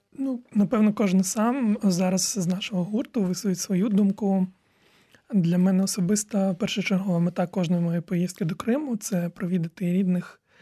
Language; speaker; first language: Ukrainian; non-native, local second language; Crimean Tatar